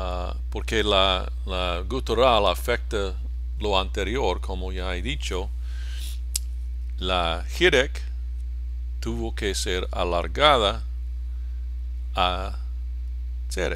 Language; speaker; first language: Spanish; non-native, fluent; English